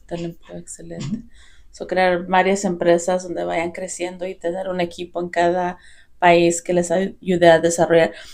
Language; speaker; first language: Spanish; early bilingual, heritage; Spanish